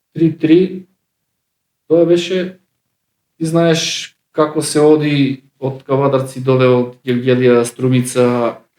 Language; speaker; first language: Macedonian; native; Macedonian